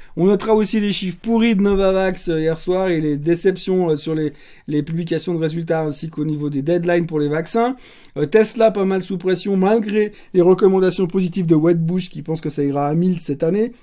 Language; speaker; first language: French; native; French